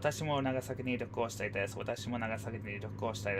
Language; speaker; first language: Japanese; non-native, learner; English